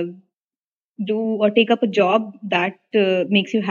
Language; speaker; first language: English; non-native, local second language; Hindi